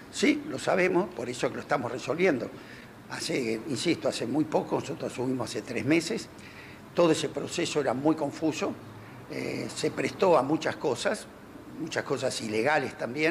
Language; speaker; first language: Spanish; native; Spanish